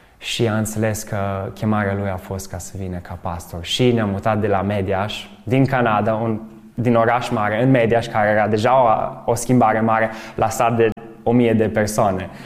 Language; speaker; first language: Romanian; early bilingual, other home language; English